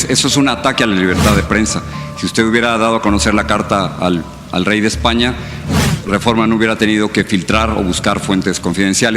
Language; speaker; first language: Spanish; native; Spanish